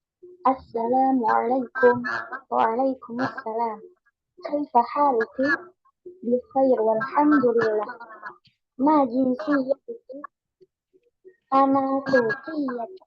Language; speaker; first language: Arabic; non-native, learner; Indonesian